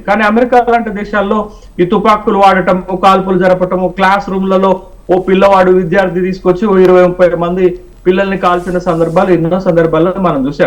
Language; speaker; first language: Telugu; native; Telugu